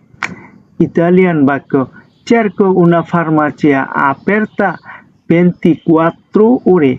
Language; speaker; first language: Italian; non-native, learner; Bangla